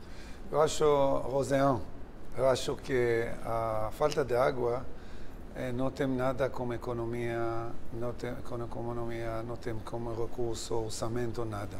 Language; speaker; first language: Portuguese; non-native, learner; Hebrew